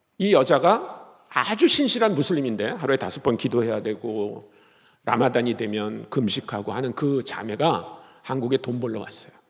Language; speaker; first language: Korean; native; Korean